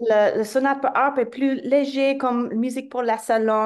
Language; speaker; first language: French; non-native, fluent; English